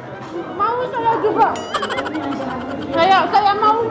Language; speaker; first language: Indonesian; non-native, learner; Russian